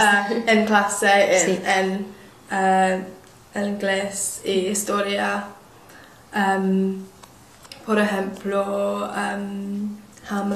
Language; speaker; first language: Spanish; non-native, learner; English